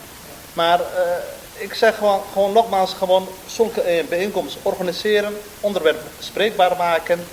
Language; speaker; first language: Dutch; non-native, fluent; Somali